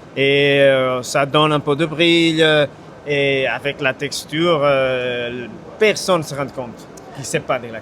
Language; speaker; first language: French; non-native, fluent; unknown